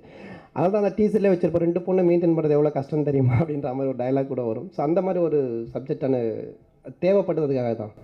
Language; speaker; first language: Tamil; native; Tamil